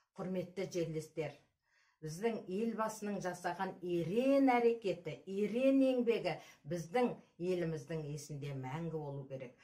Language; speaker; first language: Kazakh; native; Kazakh